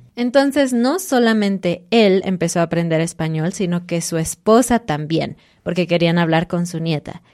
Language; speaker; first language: Spanish; native; Spanish